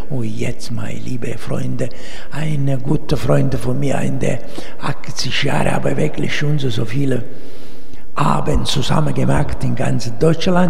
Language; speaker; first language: German; non-native, learner; Italian